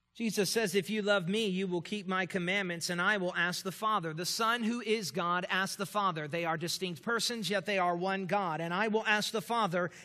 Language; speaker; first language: English; native; English